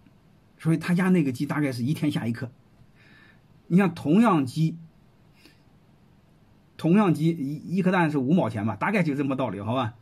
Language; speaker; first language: Chinese; native; Chinese